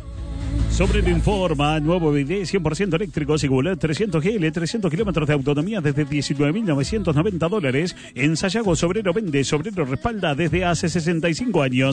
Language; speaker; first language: Spanish; native; Spanish